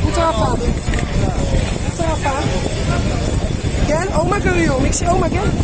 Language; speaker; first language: Turkish; non-native, fluent; Dutch